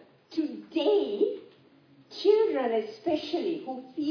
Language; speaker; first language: English; non-native, local second language; Sinhala